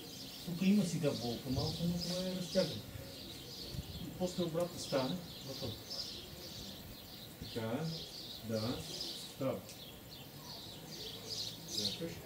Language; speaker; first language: Bulgarian; non-native, learner; Russian